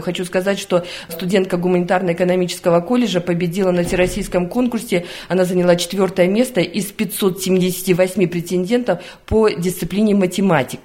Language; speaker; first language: Russian; native; Russian